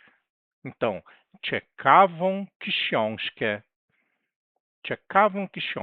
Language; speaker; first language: Polish; non-native, learner; Portuguese